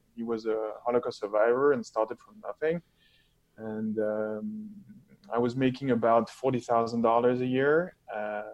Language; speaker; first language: English; non-native, fluent; French